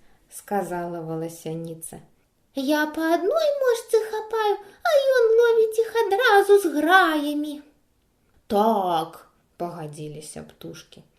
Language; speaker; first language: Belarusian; non-native, local second language; Russian